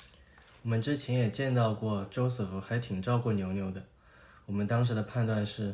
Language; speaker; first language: Chinese; native; Chinese